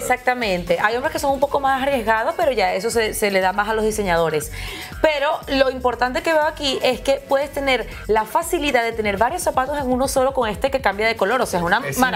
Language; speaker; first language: Spanish; native; Spanish